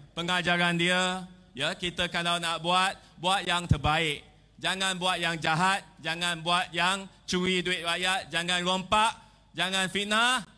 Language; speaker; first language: Malay; non-native, local second language; Chinese